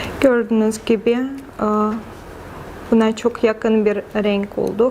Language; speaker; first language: Turkish; non-native, fluent; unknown